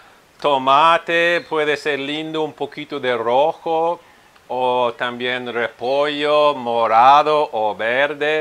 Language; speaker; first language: Spanish; non-native, fluent; Italian